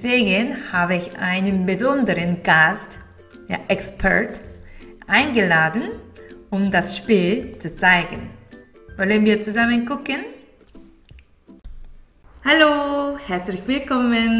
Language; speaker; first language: German; non-native, fluent; Korean